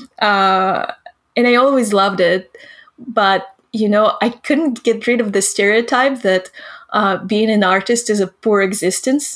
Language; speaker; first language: English; non-native, fluent; Russian